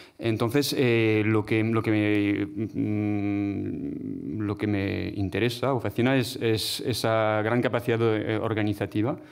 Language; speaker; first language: Spanish; non-native, fluent; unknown